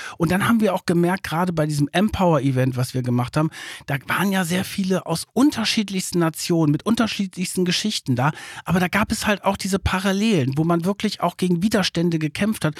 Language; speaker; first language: German; early bilingual, other home language; Turkish